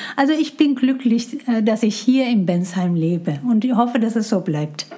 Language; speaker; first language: German; non-native, fluent; Persian